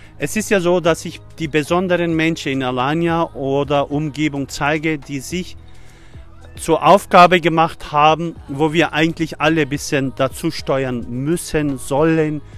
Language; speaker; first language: German; early bilingual, other home language; Turkish